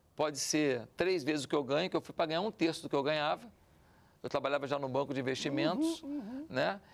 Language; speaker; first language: Portuguese; native; Portuguese